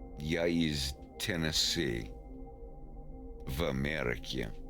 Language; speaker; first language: Russian; non-native, learner; English